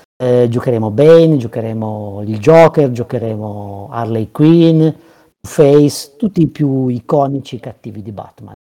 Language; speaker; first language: Italian; native; Italian